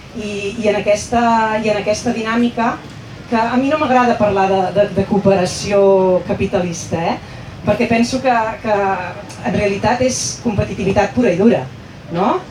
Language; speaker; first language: Catalan; native; Catalan